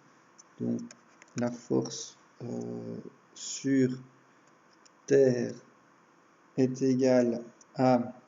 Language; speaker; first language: French; native; French